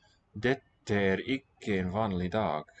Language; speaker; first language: Norwegian; non-native, learner; English